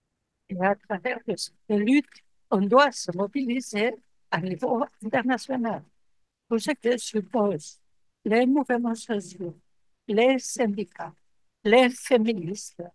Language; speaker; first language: French; non-native, fluent; Spanish